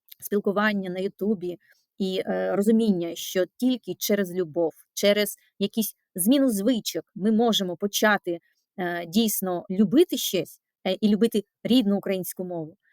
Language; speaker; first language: Ukrainian; non-native, local second language; Russian